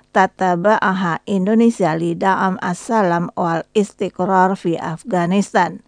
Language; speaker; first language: Arabic; non-native, fluent; Indonesian